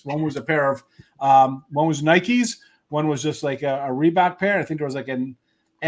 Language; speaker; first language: English; native; English